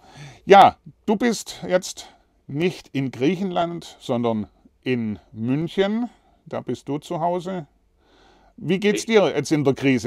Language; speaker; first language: German; native; German